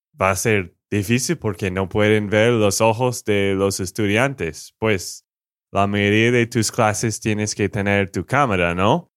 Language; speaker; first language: Spanish; non-native, fluent; English